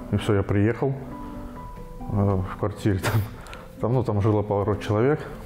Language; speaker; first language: Russian; native; Russian